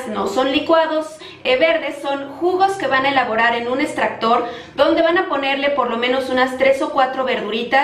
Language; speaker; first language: Spanish; native; Spanish